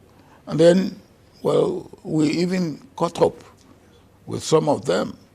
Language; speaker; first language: English; non-native, local second language; Yoruba